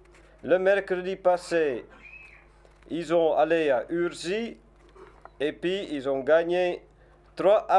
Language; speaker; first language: French; non-native, learner; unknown